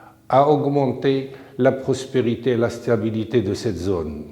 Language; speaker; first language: French; non-native, local second language; Arabic